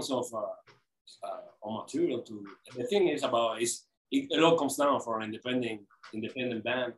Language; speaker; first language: English; non-native, fluent; Spanish